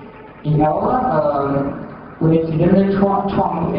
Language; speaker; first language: Spanish; non-native, fluent; Chinese